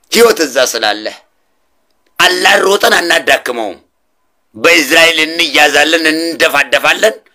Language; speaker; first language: Amharic; non-native, local second language; Oromo